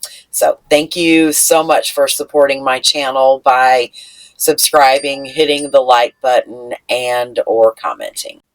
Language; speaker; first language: English; native; English